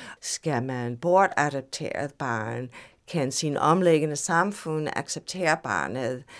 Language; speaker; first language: Danish; non-native, fluent; English